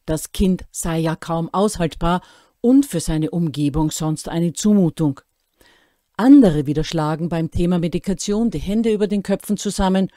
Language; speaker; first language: German; native; German